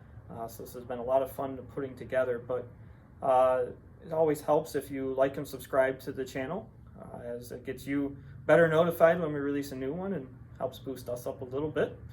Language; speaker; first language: English; native; English